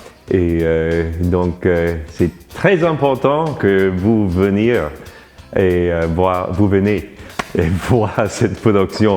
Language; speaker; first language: French; non-native, learner; English